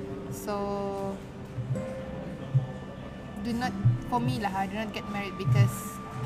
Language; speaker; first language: English; non-native, local second language; Malay